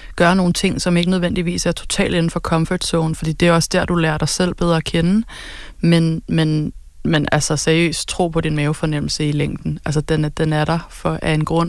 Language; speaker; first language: Danish; native; Danish